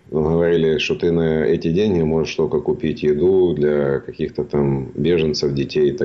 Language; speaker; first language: Russian; native; Russian